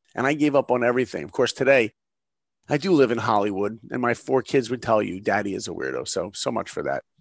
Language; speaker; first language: English; native; English